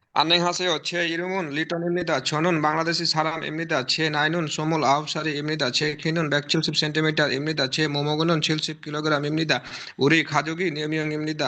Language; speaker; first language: Korean; non-native, learner; Bangla